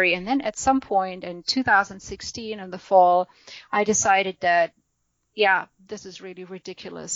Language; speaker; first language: English; non-native, fluent; German